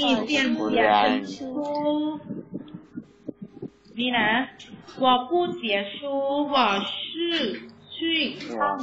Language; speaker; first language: Chinese; non-native, fluent; Thai